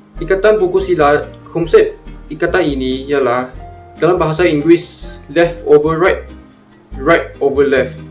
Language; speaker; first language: Malay; non-native, local second language; Chinese